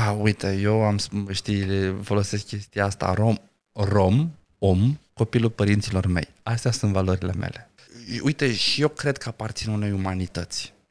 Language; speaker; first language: Romanian; non-native, local second language; Romany